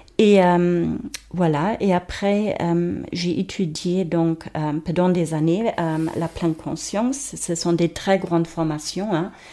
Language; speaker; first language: French; non-native, fluent; German